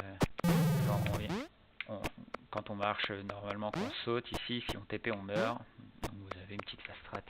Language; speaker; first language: French; native; French